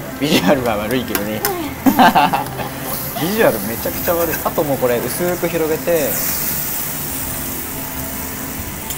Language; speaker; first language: Japanese; native; Japanese